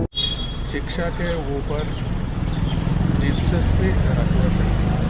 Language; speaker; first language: Hindi; non-native, local second language; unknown